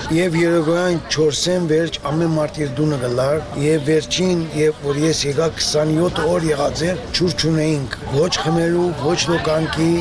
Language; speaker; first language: Armenian; early bilingual, heritage; Armenian